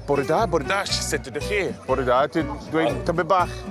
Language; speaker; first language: Welsh; non-native, learner; English